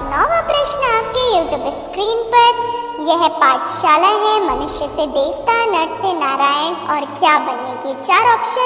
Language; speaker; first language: Hindi; native; Hindi